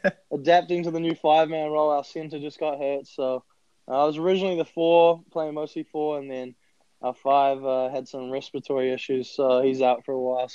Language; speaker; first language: English; native; English